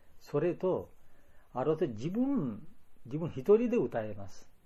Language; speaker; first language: Japanese; non-native, learner; Bangla